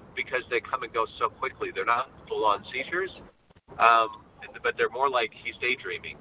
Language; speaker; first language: English; native; English